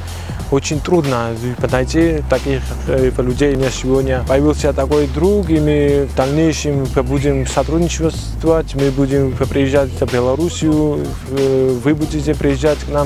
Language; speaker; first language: Russian; non-native, fluent; Georgian